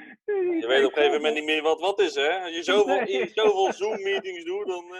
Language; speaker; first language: Dutch; native; Dutch